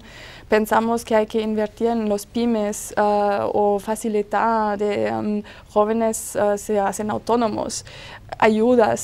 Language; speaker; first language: Spanish; non-native, fluent; German